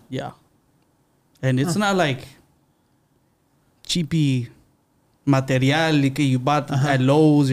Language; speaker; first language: English; early bilingual, other home language; Spanish